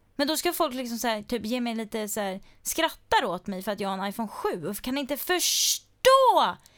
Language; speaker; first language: Swedish; native; Swedish